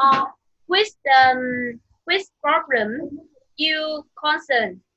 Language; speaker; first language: English; non-native, fluent; Vietnamese